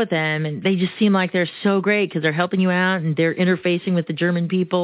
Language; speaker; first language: English; early bilingual, other home language; Romanian